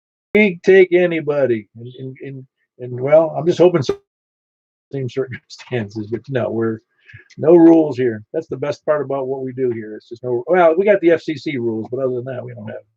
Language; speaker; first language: English; native; English